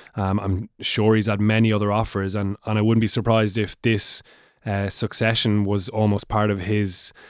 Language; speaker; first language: English; native; English